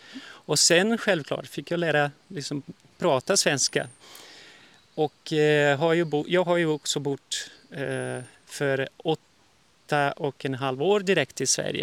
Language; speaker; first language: Swedish; early bilingual, heritage; Portuguese